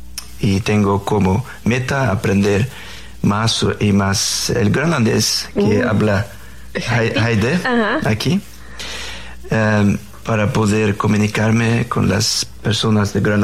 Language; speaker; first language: Spanish; non-native, learner; Faroese